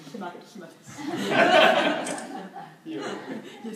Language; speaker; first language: Japanese; non-native, learner; French